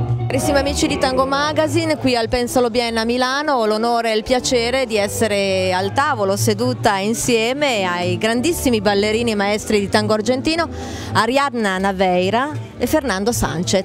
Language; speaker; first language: Italian; native; Italian